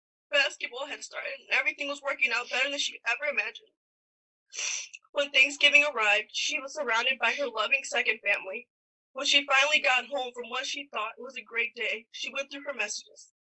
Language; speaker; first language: English; early bilingual, other home language; Spanish